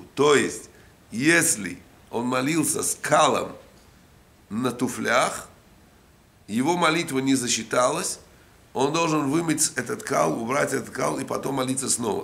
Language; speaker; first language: Russian; native; Russian